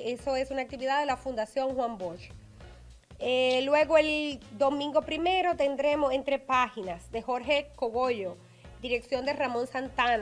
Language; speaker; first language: Spanish; native; Spanish